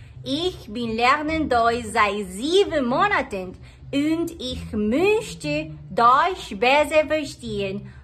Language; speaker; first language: German; non-native, learner; Spanish